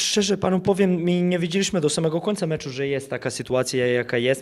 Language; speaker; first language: Polish; non-native, fluent; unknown